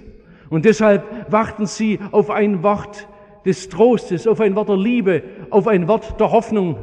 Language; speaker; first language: German; native; German